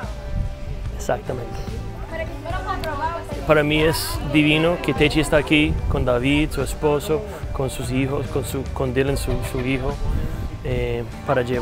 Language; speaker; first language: Spanish; non-native, fluent; English